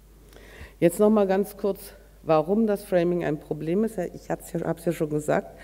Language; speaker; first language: German; native; German